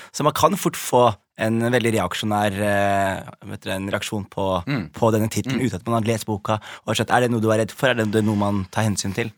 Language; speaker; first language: Norwegian; early bilingual, other home language; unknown